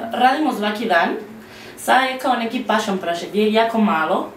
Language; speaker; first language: Croatian; non-native, learner; Spanish